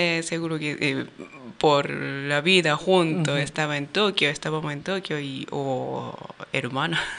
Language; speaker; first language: Spanish; non-native, learner; Japanese